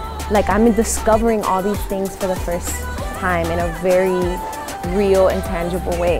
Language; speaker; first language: English; early bilingual, other home language; Spanish